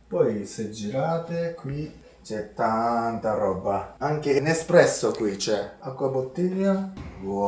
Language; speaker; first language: Italian; non-native, learner; Japanese